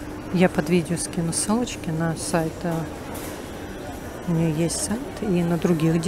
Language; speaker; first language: Russian; native; Russian